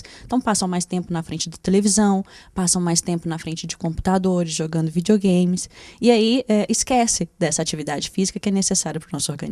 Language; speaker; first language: Portuguese; native; Portuguese